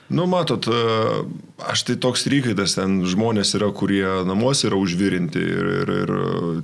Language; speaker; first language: Lithuanian; native; Lithuanian